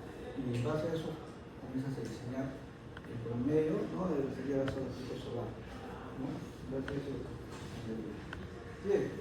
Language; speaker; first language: Spanish; native; Spanish